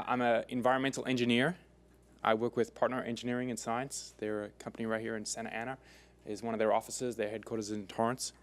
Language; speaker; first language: English; native; English